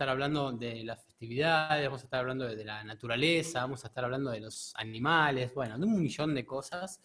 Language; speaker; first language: Spanish; native; Spanish